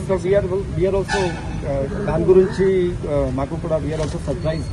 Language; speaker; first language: Telugu; non-native, learner; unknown